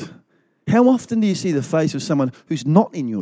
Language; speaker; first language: English; native; English